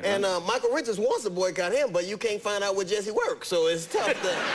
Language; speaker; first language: English; native; English